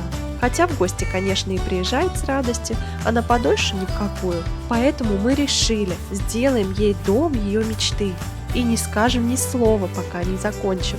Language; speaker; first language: Russian; native; Russian